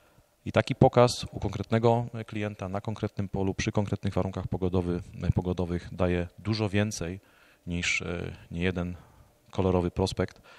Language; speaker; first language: Polish; native; Polish